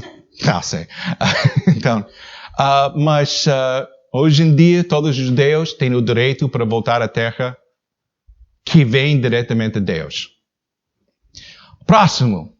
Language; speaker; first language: Portuguese; non-native, learner; English